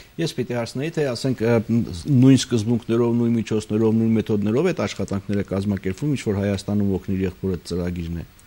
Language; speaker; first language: Armenian; native; Armenian